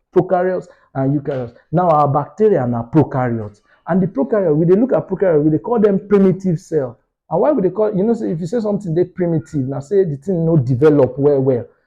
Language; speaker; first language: Nigerian Pidgin; non-native, local second language; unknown